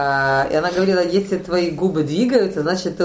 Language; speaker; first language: Russian; native; Russian